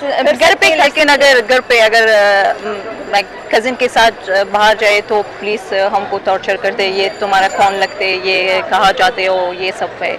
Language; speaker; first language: Hindi; non-native, fluent; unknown